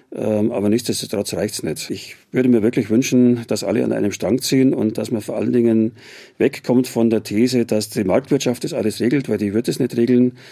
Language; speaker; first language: German; native; German